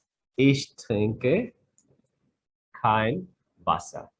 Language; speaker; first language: German; non-native, fluent; Urdu